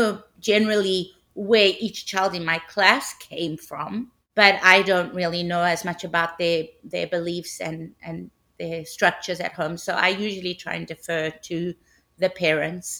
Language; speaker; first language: English; native; English